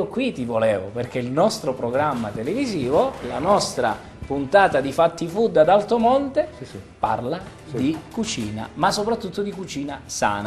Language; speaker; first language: Italian; native; Italian